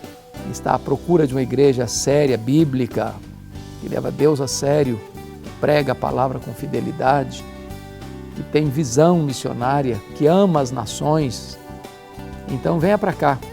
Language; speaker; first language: Portuguese; native; Portuguese